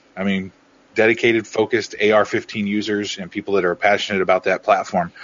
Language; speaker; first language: English; native; English